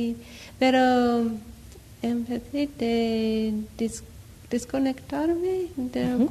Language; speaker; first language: Spanish; non-native, learner; English